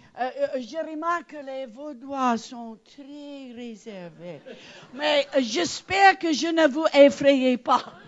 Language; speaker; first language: French; non-native, learner; English